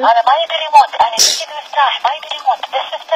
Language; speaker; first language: Arabic; non-native, learner; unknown